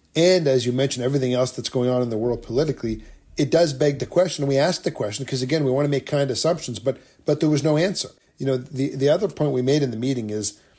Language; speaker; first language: English; native; English